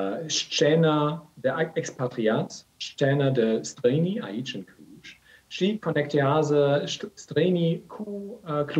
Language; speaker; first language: Romanian; non-native, learner; German